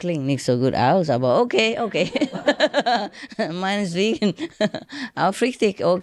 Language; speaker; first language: German; non-native, learner; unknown